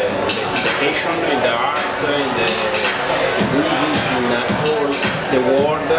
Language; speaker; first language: English; non-native, fluent; Italian